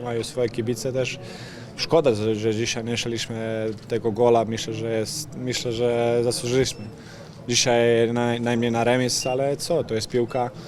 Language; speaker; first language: Polish; non-native, fluent; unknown